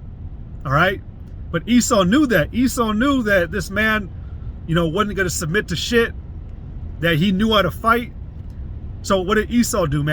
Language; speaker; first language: English; native; English